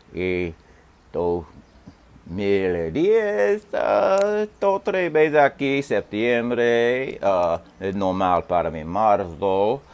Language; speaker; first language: Spanish; non-native, learner; English